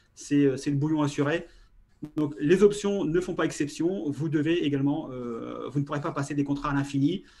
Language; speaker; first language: French; native; French